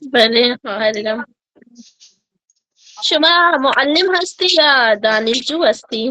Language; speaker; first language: Persian; non-native, learner; Urdu